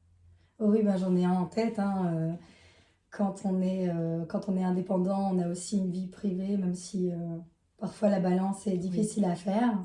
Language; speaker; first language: French; native; French